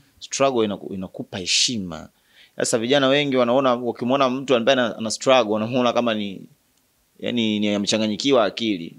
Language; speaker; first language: Swahili; native; Swahili